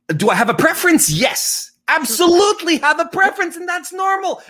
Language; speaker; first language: English; native; English